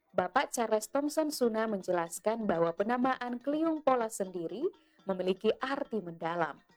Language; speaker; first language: Indonesian; native; Indonesian